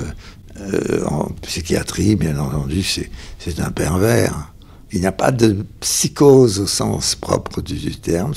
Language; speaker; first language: French; native; French